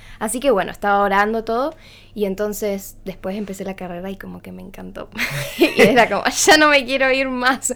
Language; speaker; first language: Spanish; native; Spanish